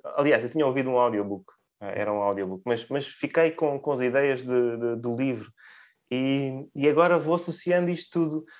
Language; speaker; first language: Portuguese; early bilingual, other home language; Russian